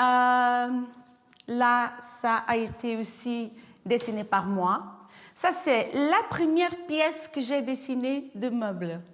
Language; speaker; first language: French; non-native, fluent; Portuguese